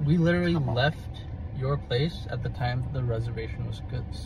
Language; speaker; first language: English; native; English